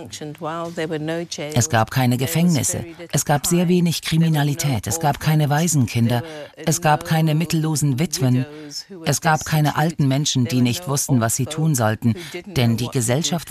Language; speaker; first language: German; native; German